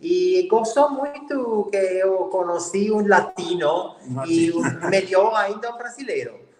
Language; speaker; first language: Portuguese; non-native, learner; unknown